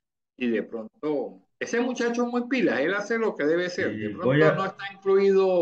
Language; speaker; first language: Spanish; native; Spanish